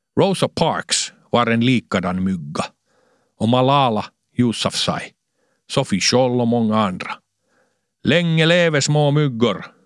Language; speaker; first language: Swedish; non-native, local second language; Finnish